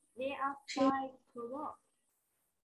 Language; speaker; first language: English; non-native, learner; Vietnamese